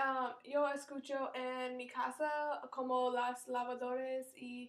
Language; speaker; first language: Spanish; non-native, learner; English